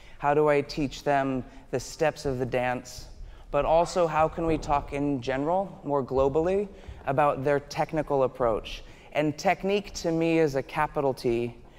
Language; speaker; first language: English; native; English